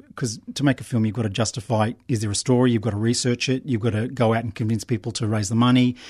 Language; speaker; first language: English; native; English